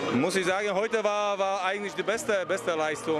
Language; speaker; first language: German; non-native, learner; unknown